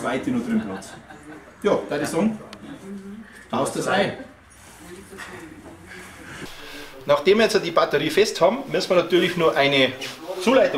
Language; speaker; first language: German; native; German